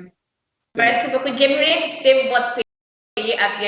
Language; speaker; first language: French; non-native, learner; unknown